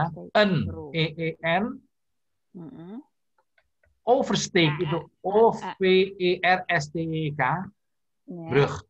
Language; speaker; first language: Dutch; non-native, learner; Indonesian